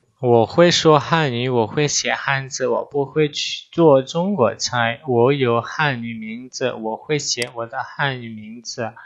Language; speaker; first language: Chinese; non-native, fluent; Indonesian